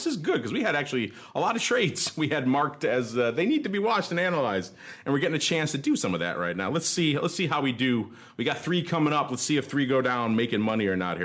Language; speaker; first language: English; native; English